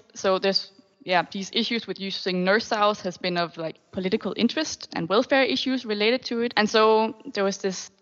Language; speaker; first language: English; non-native, fluent; Danish